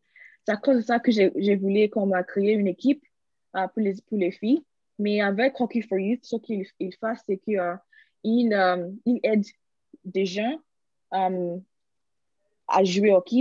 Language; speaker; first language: French; non-native, learner; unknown